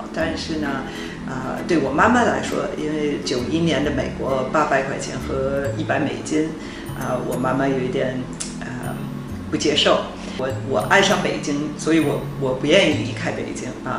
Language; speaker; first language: Chinese; non-native, fluent; English